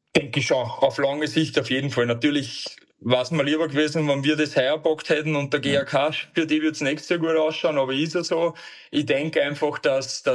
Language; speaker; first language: German; native; German